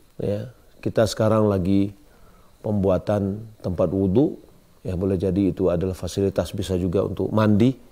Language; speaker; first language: Malay; non-native, local second language; Minangkabau